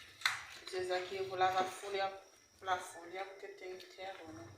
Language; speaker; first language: Portuguese; non-native, learner; Haitian Creole